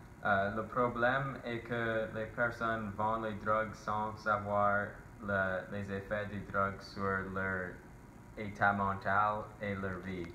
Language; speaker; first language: French; non-native, local second language; English